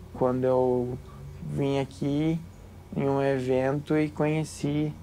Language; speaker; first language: Portuguese; native; Portuguese